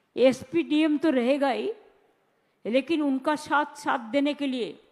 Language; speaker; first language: Hindi; non-native, local second language; Bangla